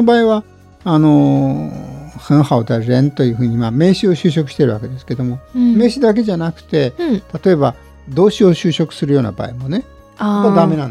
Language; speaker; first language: Japanese; native; Japanese